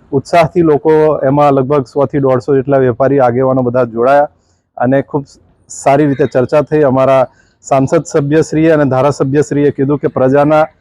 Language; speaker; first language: Gujarati; native; Gujarati